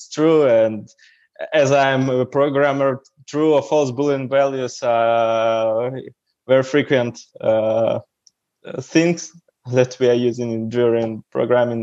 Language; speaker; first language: English; non-native, learner; Russian